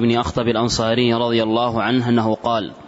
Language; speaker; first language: Arabic; native; Arabic